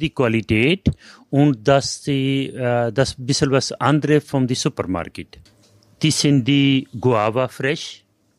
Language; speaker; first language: German; non-native, learner; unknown